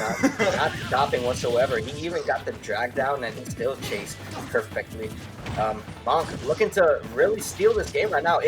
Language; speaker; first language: English; native; English